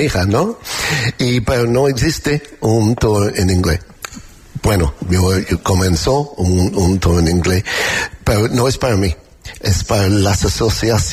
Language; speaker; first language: Spanish; non-native, learner; English